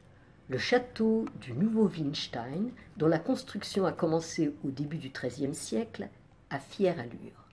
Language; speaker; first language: French; native; French